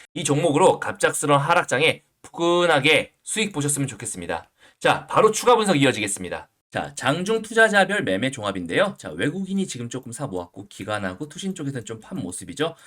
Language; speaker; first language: Korean; native; Korean